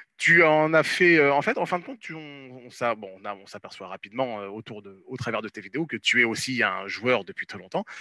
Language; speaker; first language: French; native; French